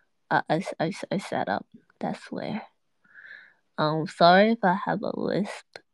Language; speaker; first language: English; native; English